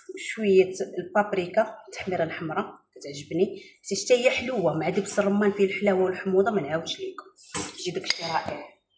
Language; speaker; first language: Arabic; native; Arabic